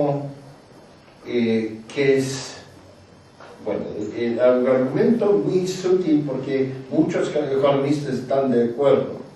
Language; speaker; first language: Spanish; non-native, fluent; English